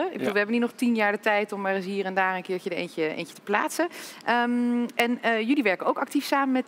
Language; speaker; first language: Dutch; native; Dutch